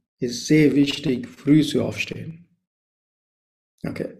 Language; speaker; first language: German; non-native, learner; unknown